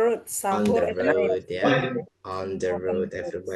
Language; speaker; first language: English; non-native, fluent; Indonesian